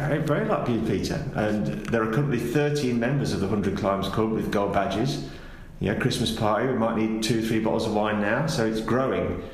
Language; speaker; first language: English; native; English